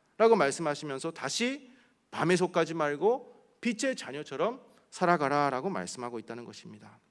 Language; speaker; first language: Korean; early bilingual, heritage; Korean